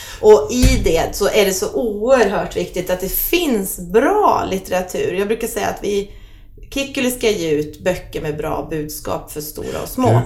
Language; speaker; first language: Swedish; native; Swedish